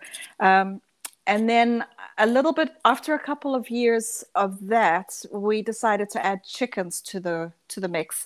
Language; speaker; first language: English; early bilingual, other home language; Dutch